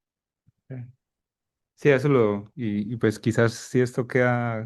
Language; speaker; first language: Spanish; native; Spanish